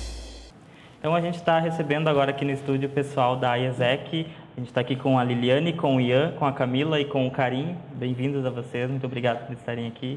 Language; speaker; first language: Portuguese; native; Portuguese